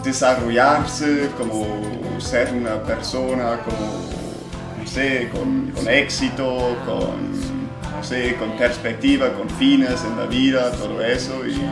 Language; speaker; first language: Spanish; non-native, fluent; German